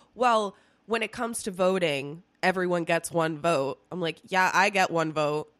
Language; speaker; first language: English; early bilingual, other home language; Spanish